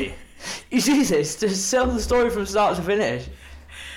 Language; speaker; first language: English; native; English